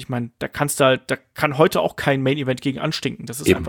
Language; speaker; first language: German; native; German